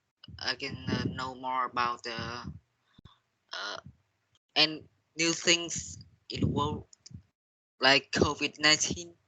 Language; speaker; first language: English; non-native, learner; Vietnamese